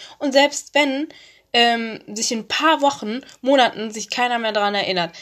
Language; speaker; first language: German; early bilingual, other home language; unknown